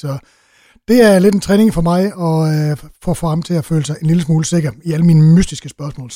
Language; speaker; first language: Danish; native; Danish